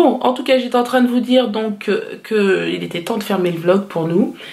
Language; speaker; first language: French; native; French